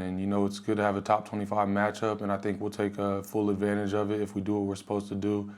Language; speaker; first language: English; native; English